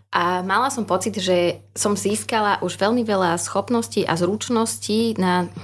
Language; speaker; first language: Slovak; native; Slovak